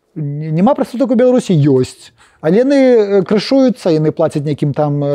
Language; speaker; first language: Russian; non-native, local second language; Polish